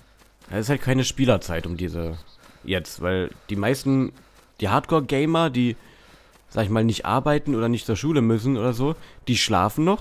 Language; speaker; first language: German; native; German